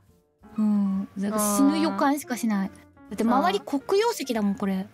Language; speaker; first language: Japanese; native; Japanese